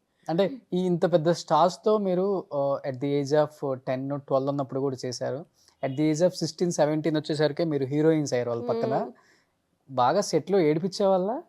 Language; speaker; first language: Telugu; native; Telugu